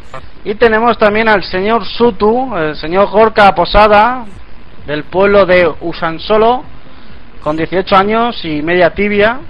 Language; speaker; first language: Spanish; native; Spanish